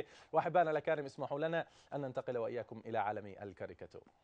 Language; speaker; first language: Arabic; native; Arabic